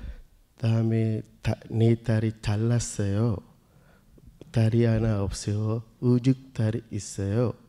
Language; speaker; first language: Korean; non-native, learner; Sinhala